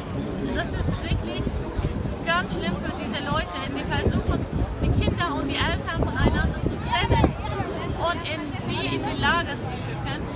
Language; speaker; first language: German; non-native, fluent; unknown